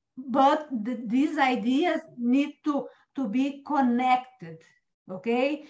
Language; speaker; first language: English; non-native, learner; Portuguese